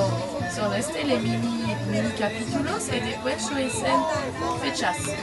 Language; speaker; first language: Spanish; non-native, learner; French